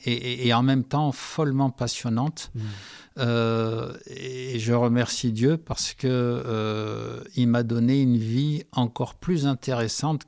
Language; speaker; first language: French; early bilingual, heritage; French